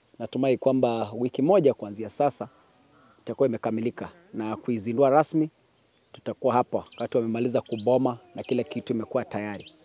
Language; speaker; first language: Swahili; non-native, local second language; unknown